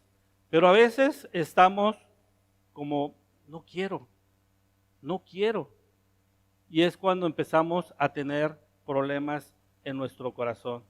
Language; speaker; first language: Spanish; native; Spanish